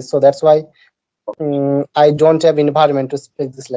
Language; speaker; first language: English; non-native, learner; Bangla